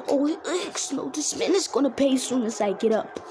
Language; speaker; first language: English; native; English